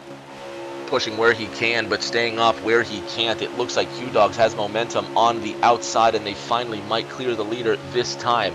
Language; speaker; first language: English; native; English